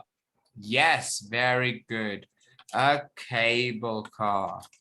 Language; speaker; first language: English; non-native, fluent; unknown